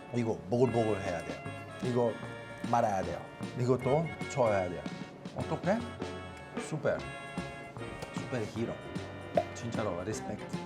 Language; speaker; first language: Korean; non-native, learner; Italian